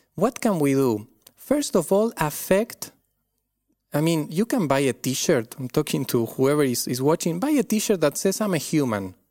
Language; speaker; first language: English; non-native, fluent; Spanish